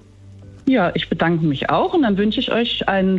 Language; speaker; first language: German; native; German